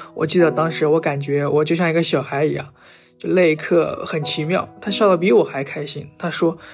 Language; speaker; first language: Chinese; native; Chinese